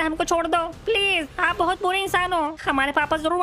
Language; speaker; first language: Hindi; native; Hindi